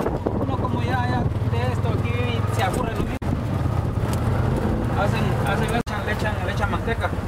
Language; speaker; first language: Spanish; native; Spanish